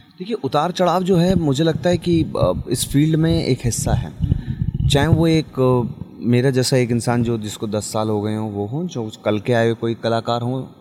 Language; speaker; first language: Hindi; native; Hindi